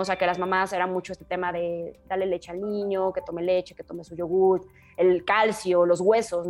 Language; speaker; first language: Spanish; native; Spanish